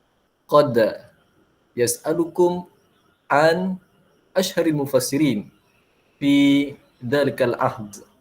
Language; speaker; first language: Arabic; non-native, fluent; Malay